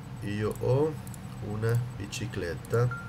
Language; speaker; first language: Italian; non-native, learner; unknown